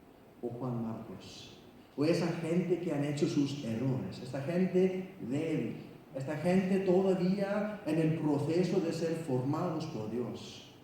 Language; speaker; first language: Spanish; non-native, fluent; Icelandic